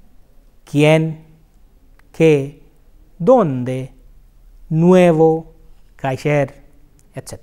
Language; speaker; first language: Spanish; non-native, fluent; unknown